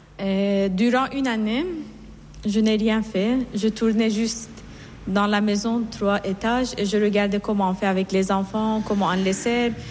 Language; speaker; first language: French; non-native, fluent; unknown